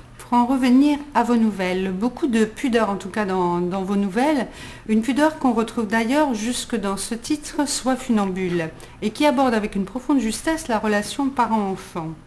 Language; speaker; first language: French; native; French